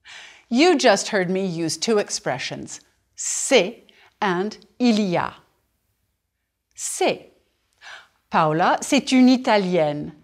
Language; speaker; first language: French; non-native, fluent; English